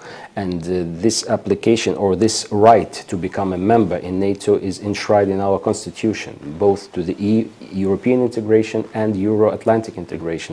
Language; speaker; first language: English; non-native, fluent; Ukrainian